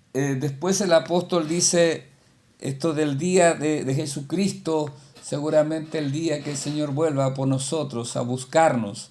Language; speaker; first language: Spanish; native; Spanish